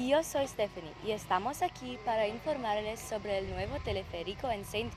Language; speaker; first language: Spanish; non-native, learner; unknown